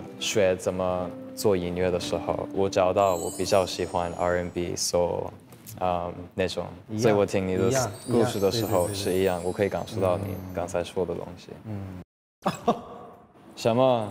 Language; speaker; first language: Chinese; non-native, learner; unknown